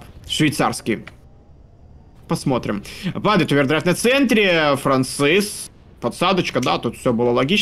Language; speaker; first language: Russian; native; Russian